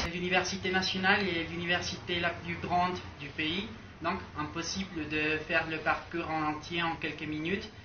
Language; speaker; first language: French; non-native, fluent; Spanish